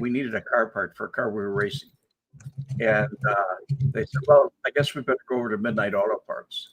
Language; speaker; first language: English; native; English